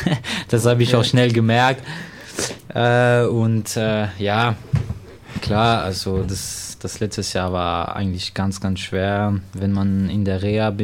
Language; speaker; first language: German; non-native, fluent; French